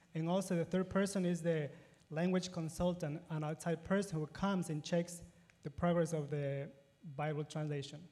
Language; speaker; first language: English; non-native, fluent; Spanish